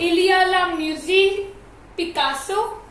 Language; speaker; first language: French; non-native, learner; Hindi